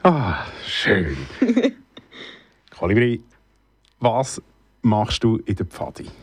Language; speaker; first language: German; native; German